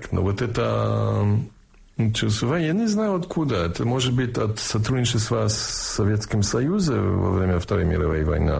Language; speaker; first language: Russian; non-native, fluent; English